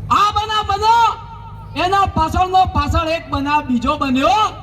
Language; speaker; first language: Gujarati; non-native, local second language; Bhili